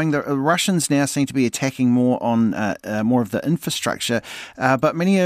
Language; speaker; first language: English; native; English